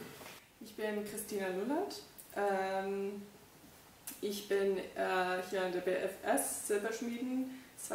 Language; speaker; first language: German; non-native, fluent; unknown